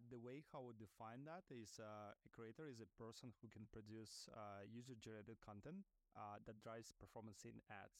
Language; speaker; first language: English; non-native, fluent; Russian